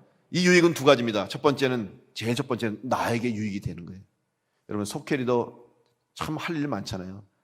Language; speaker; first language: Korean; native; Korean